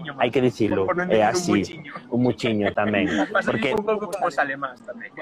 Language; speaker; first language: Galician; non-native, local second language; Spanish